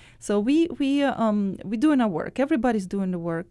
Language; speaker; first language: English; non-native, fluent; Russian